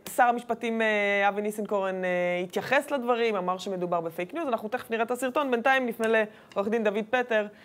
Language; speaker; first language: Hebrew; native; Hebrew